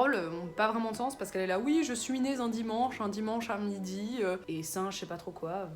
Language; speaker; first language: French; native; French